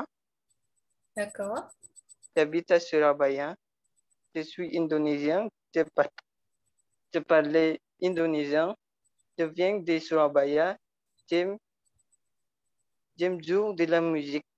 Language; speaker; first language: French; non-native, learner; Indonesian